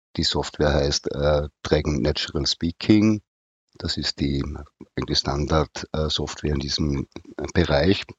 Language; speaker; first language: German; native; German